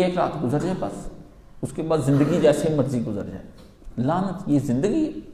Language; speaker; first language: Urdu; non-native, local second language; Punjabi